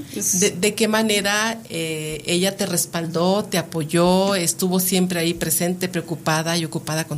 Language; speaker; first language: Spanish; native; Spanish